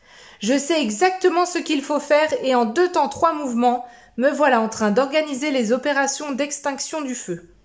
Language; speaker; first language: French; native; French